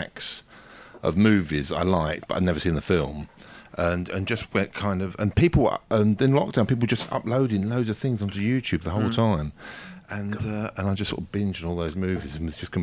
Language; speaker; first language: English; native; English